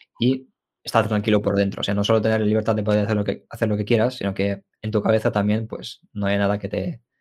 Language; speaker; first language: Spanish; early bilingual, other home language; Ukrainian